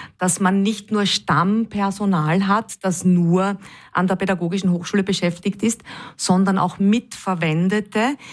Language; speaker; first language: German; native; German